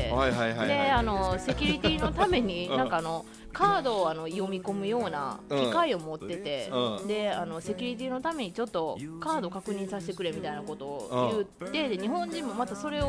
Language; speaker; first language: Japanese; native; Japanese